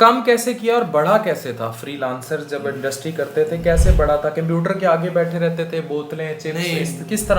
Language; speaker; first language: Urdu; native; Urdu